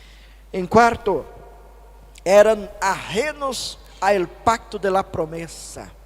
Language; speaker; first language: Spanish; non-native, fluent; Portuguese